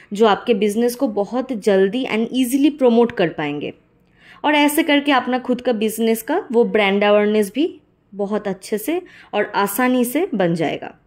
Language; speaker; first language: Hindi; non-native, local second language; Bangla